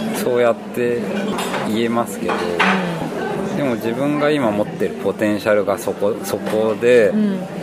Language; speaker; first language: Japanese; early bilingual, heritage; Japanese